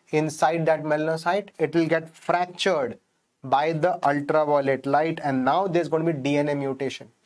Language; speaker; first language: English; non-native, local second language; Hindi